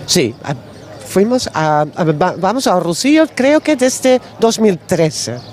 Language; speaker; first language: Spanish; non-native, learner; Dutch